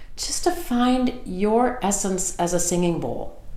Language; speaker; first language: English; native; English